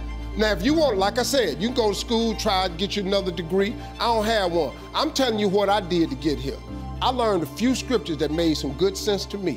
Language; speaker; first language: English; native; English